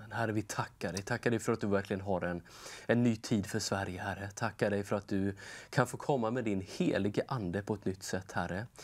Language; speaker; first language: Swedish; native; Swedish